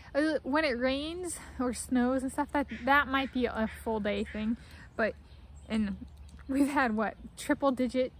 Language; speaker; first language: English; native; English